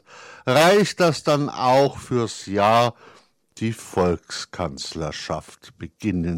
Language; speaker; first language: German; native; German